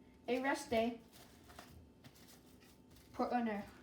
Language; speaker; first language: French; non-native, learner; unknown